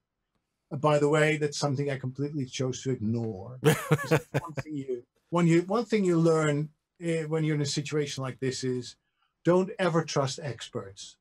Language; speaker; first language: English; non-native, fluent; Dutch